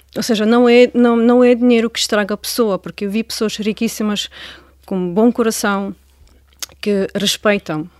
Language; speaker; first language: Portuguese; non-native, fluent; Ukrainian